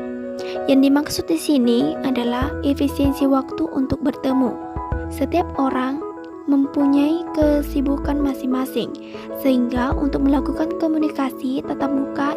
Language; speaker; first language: Indonesian; native; Indonesian